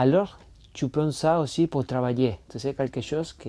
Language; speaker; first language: French; non-native, fluent; Spanish